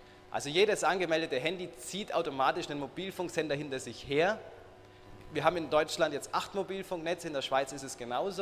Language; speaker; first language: German; native; German